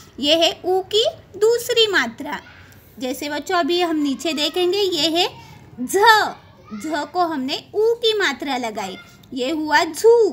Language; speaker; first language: Hindi; non-native, local second language; Marathi